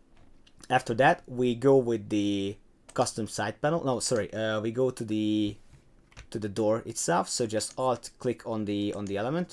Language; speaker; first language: English; non-native, fluent; Hungarian